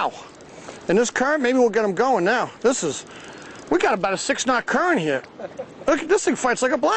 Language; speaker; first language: English; native; English